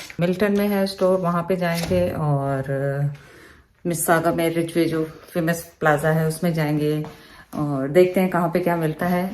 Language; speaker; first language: Urdu; native; Urdu